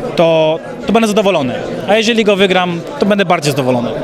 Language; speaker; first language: Polish; native; Polish